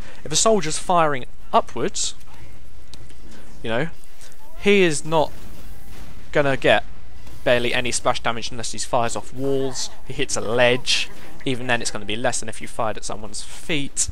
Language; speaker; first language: English; native; English